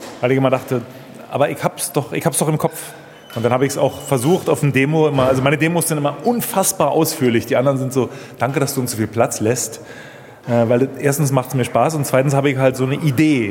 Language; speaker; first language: German; native; German